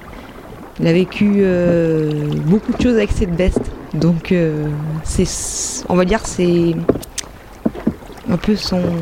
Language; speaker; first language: French; native; French